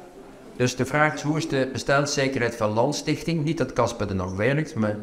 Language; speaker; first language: Dutch; native; Dutch